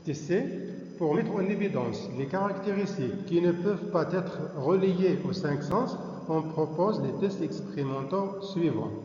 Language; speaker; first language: French; non-native, local second language; Arabic